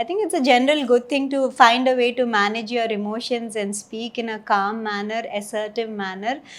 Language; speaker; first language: English; non-native, local second language; Telugu